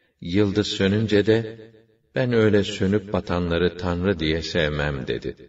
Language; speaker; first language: Turkish; native; Turkish